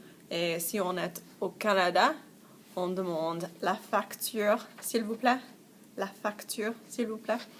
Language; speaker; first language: French; non-native, fluent; English